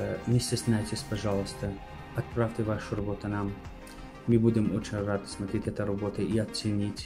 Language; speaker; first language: Russian; non-native, fluent; Arabic